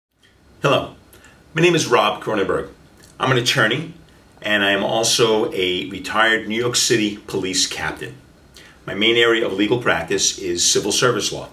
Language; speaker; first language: English; native; English